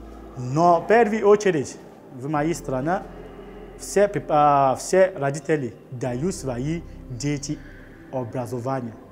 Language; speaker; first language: Russian; non-native, learner; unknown